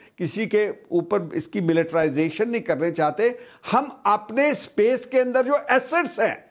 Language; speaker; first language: Hindi; non-native, local second language; Punjabi